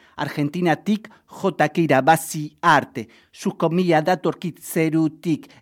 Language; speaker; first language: Basque; non-native, local second language; Spanish